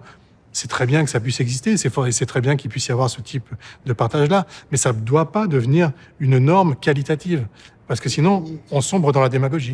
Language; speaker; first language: French; native; French